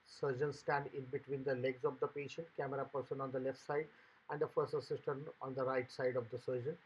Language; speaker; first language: English; non-native, local second language; Marathi